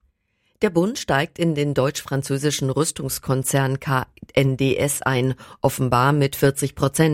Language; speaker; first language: German; native; German